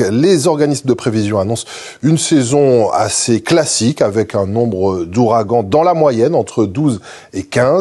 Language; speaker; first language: French; native; French